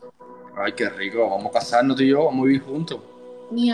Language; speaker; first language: Spanish; native; Spanish